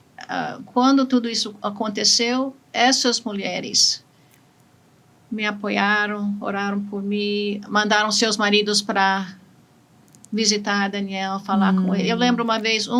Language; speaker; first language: Portuguese; non-native, fluent; English